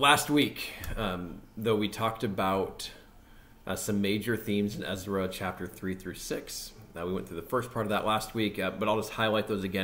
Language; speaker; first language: English; native; English